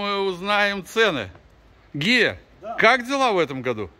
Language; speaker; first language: Russian; native; Russian